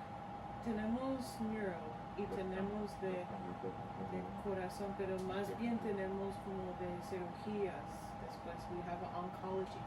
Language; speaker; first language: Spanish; early bilingual, heritage; Spanish